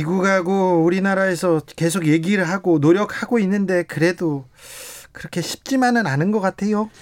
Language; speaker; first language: Korean; native; Korean